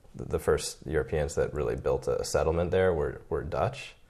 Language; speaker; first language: English; native; English